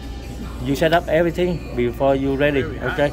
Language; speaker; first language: English; non-native, learner; Vietnamese